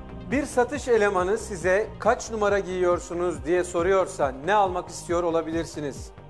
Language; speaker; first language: Turkish; native; Turkish